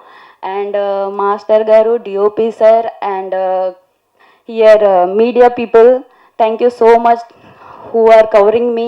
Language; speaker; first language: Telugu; non-native, local second language; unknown